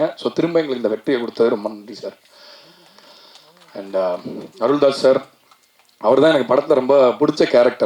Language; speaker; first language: Tamil; native; Tamil